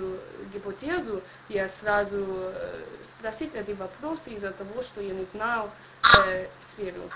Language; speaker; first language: Russian; non-native, learner; English